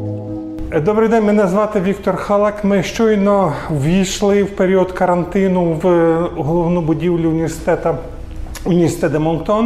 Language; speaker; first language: Ukrainian; native; Ukrainian